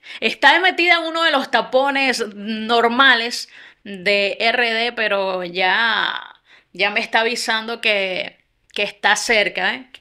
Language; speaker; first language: Spanish; native; Spanish